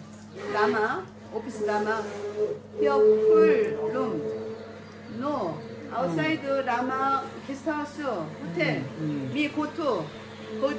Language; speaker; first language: English; non-native, learner; Korean